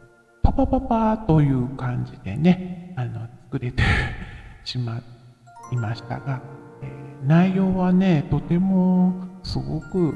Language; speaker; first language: Japanese; native; Japanese